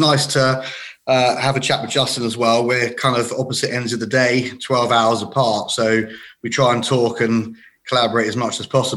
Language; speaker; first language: English; native; English